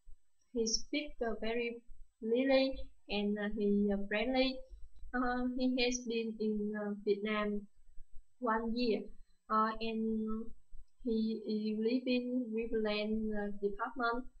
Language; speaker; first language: English; non-native, learner; Vietnamese